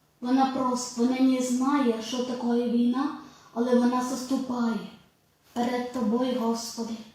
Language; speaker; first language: Ukrainian; non-native, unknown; Malayalam